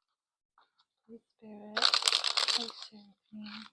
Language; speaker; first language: English; native; English